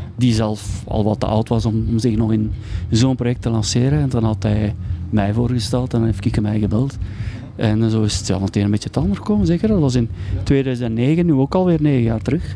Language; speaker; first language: Dutch; native; Dutch